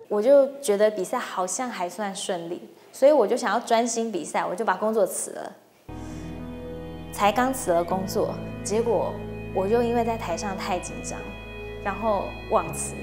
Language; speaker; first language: Chinese; native; Chinese